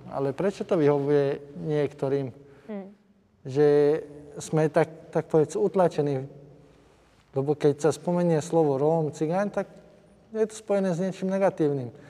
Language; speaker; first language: Slovak; non-native, local second language; Hungarian